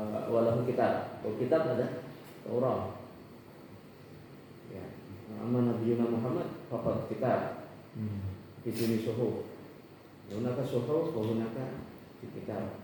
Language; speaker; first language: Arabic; non-native, fluent; Indonesian